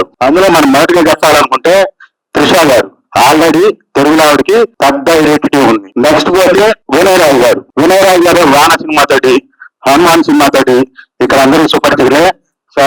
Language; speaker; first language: Telugu; native; Telugu